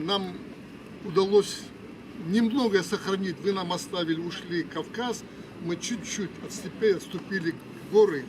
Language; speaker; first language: Russian; non-native, local second language; Karachay-Balkar